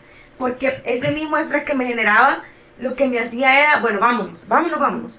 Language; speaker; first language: Spanish; native; Spanish